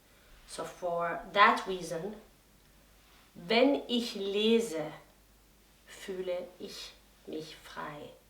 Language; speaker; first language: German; non-native, fluent; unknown